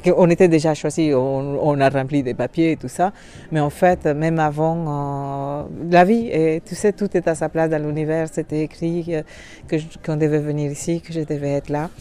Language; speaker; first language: French; non-native, fluent; Spanish